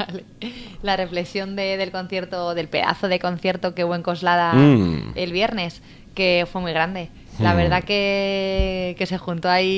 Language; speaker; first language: Spanish; native; Spanish